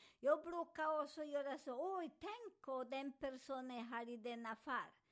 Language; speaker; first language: Swedish; non-native, fluent; Spanish